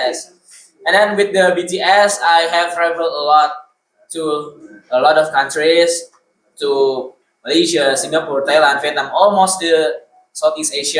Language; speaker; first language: English; non-native, learner; Indonesian